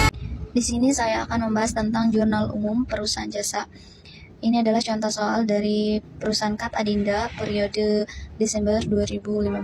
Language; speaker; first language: Indonesian; native; Indonesian